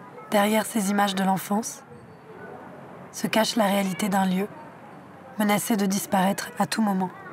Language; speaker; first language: French; native; French